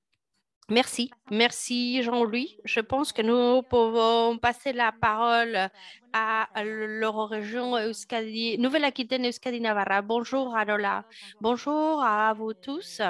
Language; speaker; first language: French; non-native, fluent; Spanish